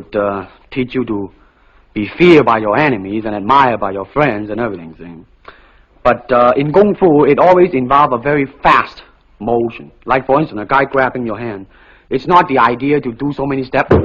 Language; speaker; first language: English; non-native, local second language; Cantonese